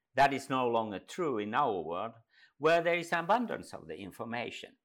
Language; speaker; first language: English; non-native, fluent; Finnish